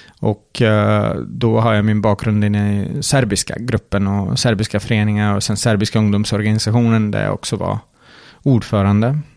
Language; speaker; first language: Swedish; early bilingual, other home language; Serbian